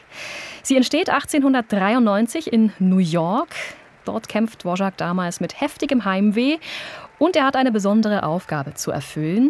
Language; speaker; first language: German; native; German